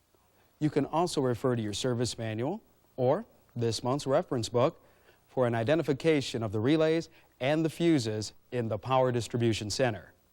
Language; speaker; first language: English; native; English